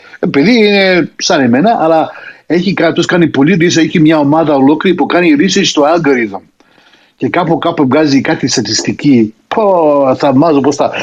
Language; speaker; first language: Greek; early bilingual, heritage; Greek